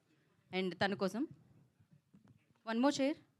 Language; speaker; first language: Telugu; native; Telugu